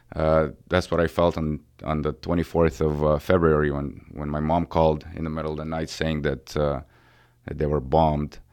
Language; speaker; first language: English; early bilingual, other home language; Ukrainian